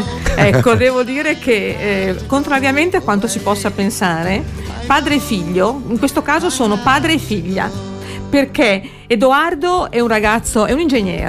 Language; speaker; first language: Italian; native; Italian